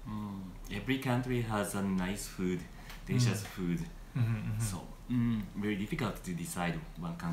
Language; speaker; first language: English; non-native, learner; Japanese